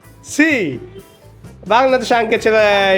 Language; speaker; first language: Italian; non-native, learner; Bangla